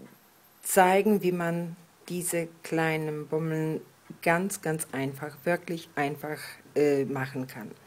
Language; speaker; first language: German; non-native, fluent; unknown